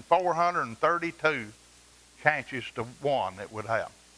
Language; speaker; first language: English; native; English